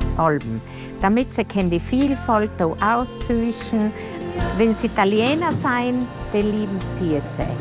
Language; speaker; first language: German; native; German